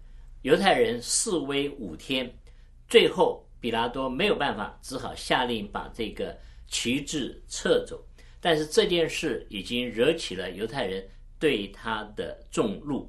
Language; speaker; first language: Chinese; native; Chinese